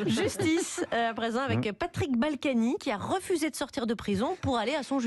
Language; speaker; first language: French; native; French